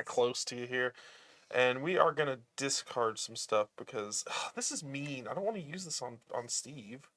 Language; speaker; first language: English; native; English